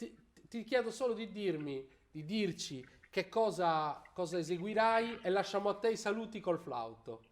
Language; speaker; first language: Italian; native; Italian